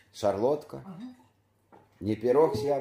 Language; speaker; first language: Russian; native; Russian